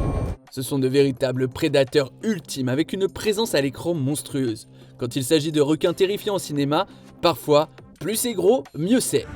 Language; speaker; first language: French; native; French